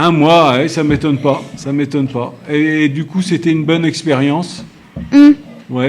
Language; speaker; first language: French; native; French